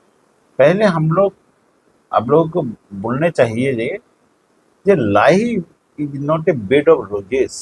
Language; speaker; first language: Hindi; non-native, local second language; Bangla